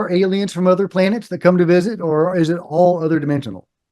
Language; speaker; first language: English; native; English